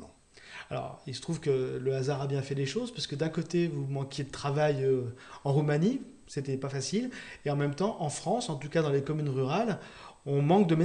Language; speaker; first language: French; native; French